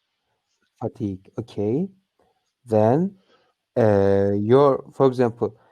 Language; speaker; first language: English; non-native, learner; Turkish